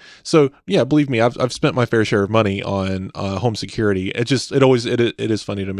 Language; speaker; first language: English; native; English